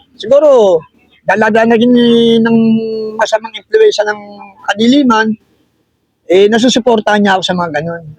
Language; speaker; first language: Filipino; native; Filipino